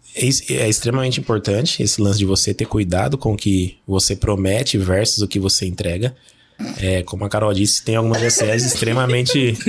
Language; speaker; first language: Portuguese; native; Portuguese